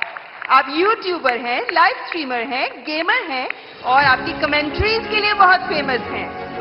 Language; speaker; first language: Hindi; native; Hindi